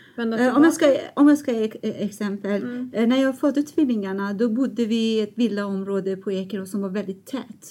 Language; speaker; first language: Swedish; non-native, fluent; Persian